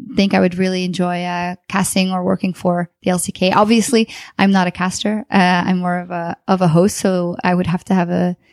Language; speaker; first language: English; non-native, fluent; Dutch